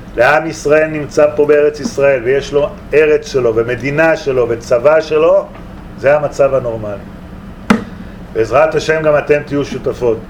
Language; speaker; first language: Hebrew; native; Hebrew